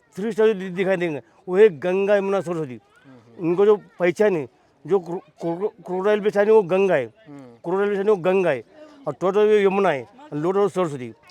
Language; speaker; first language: Hindi; non-native, local second language; Marathi